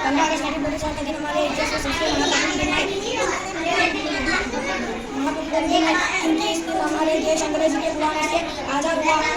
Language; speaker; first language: Hindi; non-native, local second language; Kannada